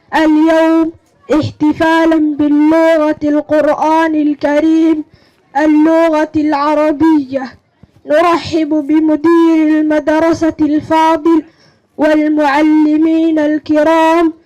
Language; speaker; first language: Arabic; non-native, learner; Somali